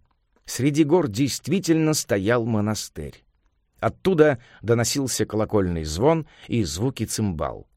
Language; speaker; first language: Russian; native; Russian